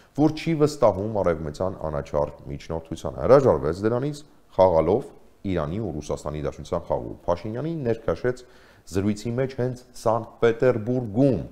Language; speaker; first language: Armenian; native; Armenian